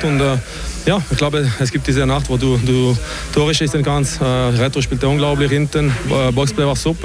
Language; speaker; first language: German; non-native, local second language; French